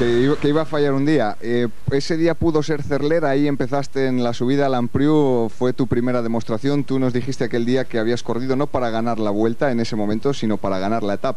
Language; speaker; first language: Spanish; native; Spanish